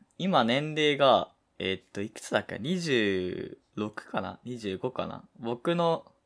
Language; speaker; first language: Japanese; native; Japanese